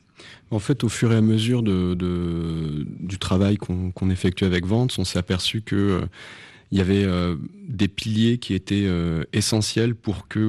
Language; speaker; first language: French; native; French